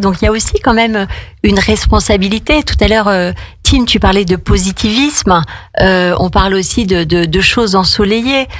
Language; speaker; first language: French; native; French